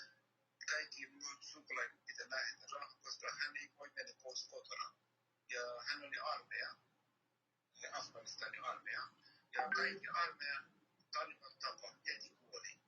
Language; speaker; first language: Finnish; non-native, learner; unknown